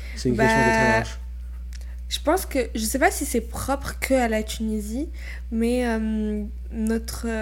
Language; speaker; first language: French; non-native, local second language; Arabic